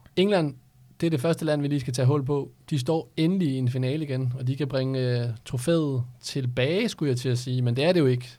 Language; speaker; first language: Danish; native; Danish